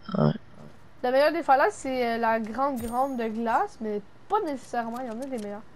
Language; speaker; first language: French; native; French